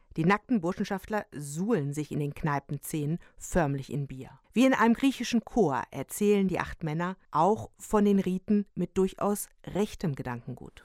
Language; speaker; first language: German; native; German